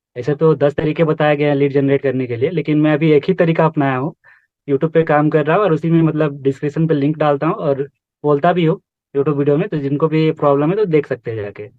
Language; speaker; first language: Hindi; native; Hindi